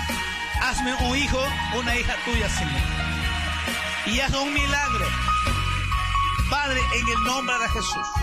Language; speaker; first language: Spanish; native; Spanish